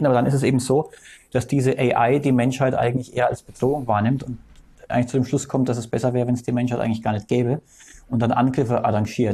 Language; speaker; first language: German; native; German